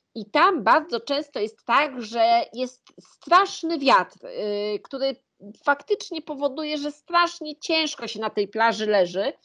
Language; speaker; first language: Polish; native; Polish